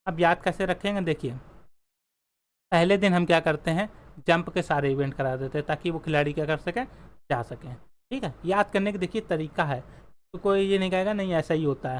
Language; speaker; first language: Hindi; native; Hindi